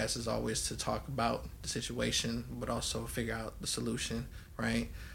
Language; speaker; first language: English; native; English